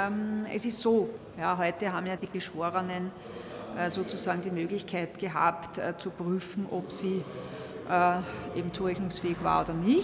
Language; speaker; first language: German; native; German